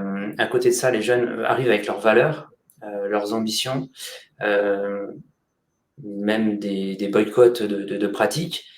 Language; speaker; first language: French; native; French